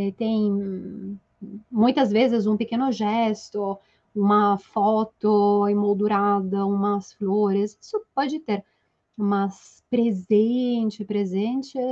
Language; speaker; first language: Portuguese; non-native, fluent; Italian